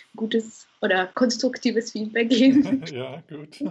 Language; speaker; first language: German; non-native, fluent; Bulgarian